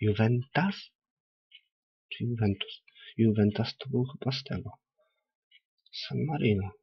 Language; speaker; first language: Polish; native; Polish